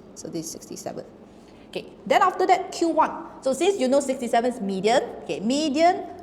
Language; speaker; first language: English; non-native, local second language; Chinese